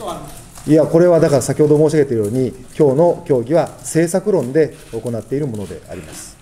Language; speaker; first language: Japanese; native; Japanese